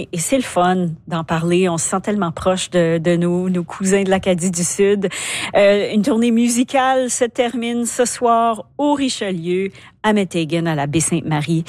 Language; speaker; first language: French; native; French